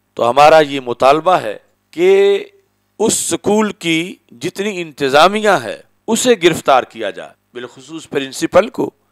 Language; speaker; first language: Urdu; non-native, local second language; Punjabi